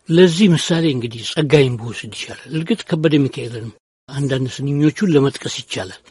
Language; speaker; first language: Amharic; native; Amharic